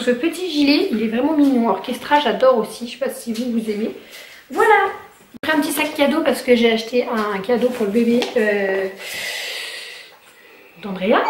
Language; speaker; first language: French; native; French